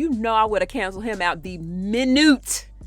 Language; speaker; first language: English; native; English